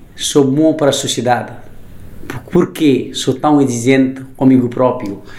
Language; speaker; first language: Portuguese; non-native, fluent; Nepali